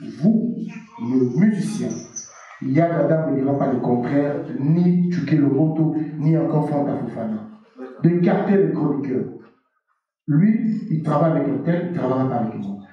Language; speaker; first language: French; non-native, local second language; Lingala